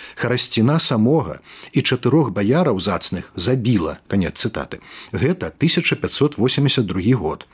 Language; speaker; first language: Belarusian; native; Belarusian